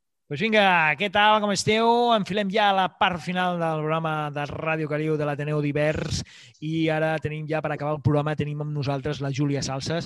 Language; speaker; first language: Catalan; native; Catalan